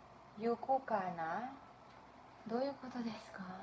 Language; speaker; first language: Japanese; non-native, fluent; Filipino